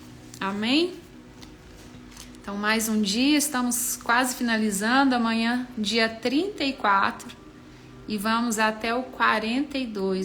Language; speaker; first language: Portuguese; native; Portuguese